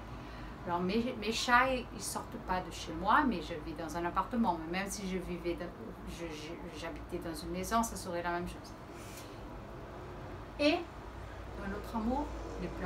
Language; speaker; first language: French; early bilingual, heritage; Portuguese